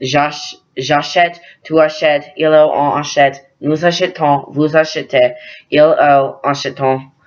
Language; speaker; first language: French; non-native, learner; English